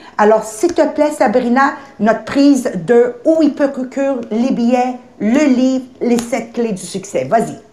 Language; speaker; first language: French; native; French